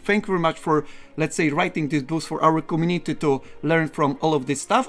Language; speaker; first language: English; non-native, fluent; Polish